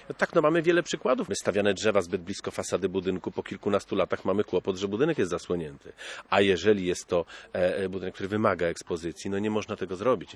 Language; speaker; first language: Polish; native; Polish